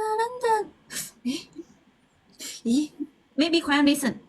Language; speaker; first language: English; non-native, learner; Thai